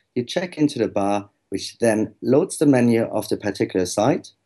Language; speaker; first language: English; non-native, fluent; German